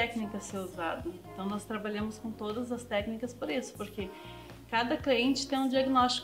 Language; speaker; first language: Portuguese; native; Portuguese